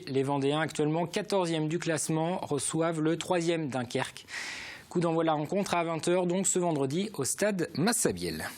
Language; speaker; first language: French; native; French